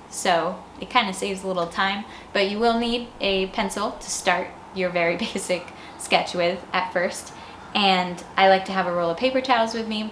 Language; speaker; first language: English; native; English